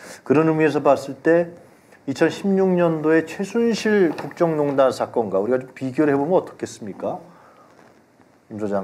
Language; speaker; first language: Korean; native; Korean